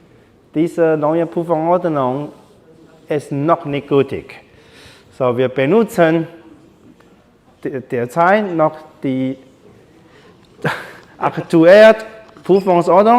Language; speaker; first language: German; non-native, learner; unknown